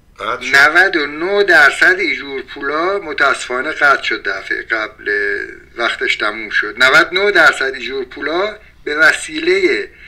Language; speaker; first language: Persian; native; Persian